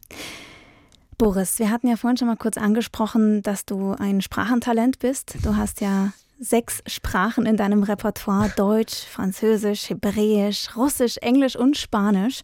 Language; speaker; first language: German; native; German